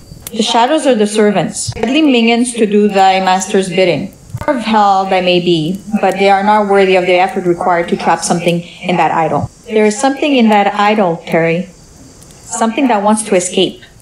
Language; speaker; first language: English; native; English